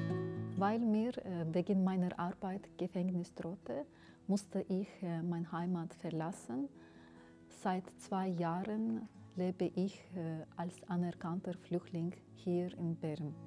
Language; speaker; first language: German; non-native, fluent; Azerbaijani